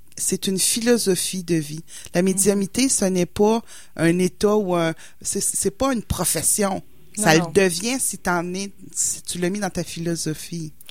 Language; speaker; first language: French; native; French